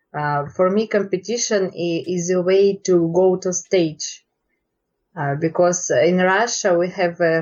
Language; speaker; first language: English; non-native, learner; Russian